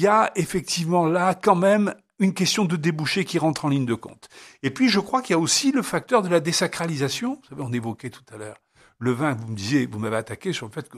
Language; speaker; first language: French; native; French